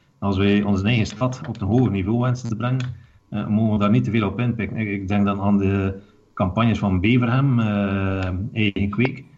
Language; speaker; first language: Dutch; native; Dutch